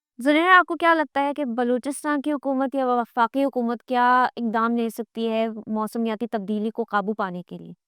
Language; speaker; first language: Urdu; native; Urdu